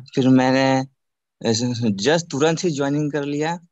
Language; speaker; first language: Hindi; native; Hindi